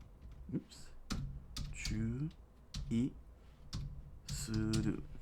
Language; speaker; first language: Japanese; non-native, learner; English